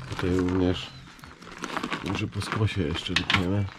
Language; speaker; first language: Polish; native; Polish